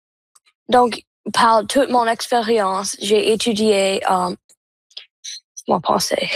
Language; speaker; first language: French; non-native, local second language; English